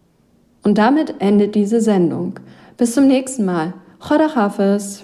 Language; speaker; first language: German; native; German